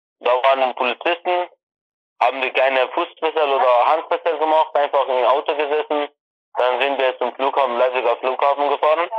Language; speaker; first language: German; non-native, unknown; Persian